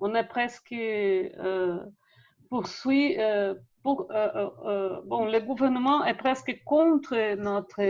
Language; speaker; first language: French; non-native, fluent; Portuguese